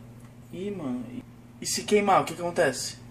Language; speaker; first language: Portuguese; native; Portuguese